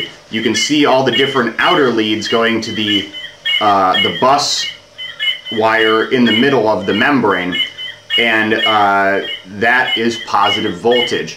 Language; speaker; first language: English; native; English